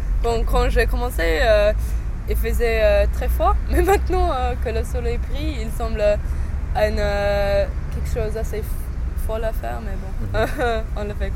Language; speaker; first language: French; non-native, fluent; English